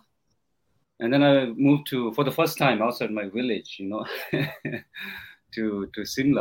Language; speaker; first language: English; non-native, local second language; Tibetan